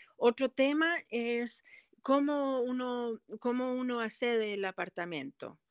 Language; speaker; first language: Spanish; early bilingual, heritage; Spanish